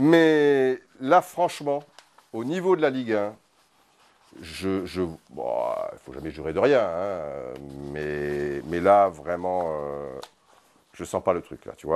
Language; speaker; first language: French; native; French